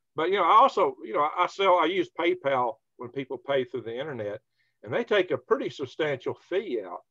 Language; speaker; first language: English; native; English